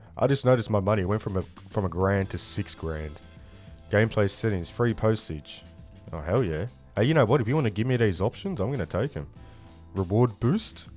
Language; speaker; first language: English; native; English